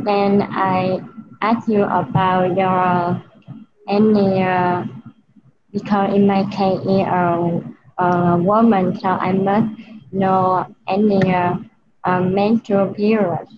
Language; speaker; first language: English; non-native, learner; Vietnamese